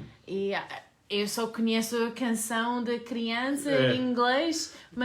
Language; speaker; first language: Portuguese; non-native, learner; English